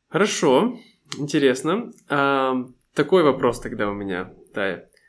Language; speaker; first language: Russian; native; Russian